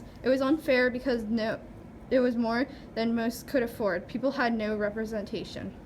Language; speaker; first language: English; native; English